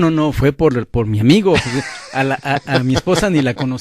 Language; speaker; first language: Spanish; native; Spanish